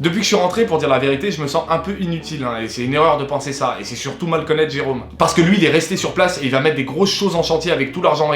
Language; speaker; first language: French; native; French